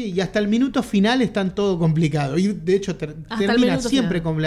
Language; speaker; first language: Spanish; native; Spanish